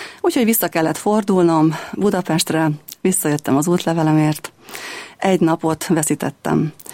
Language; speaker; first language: Hungarian; native; Hungarian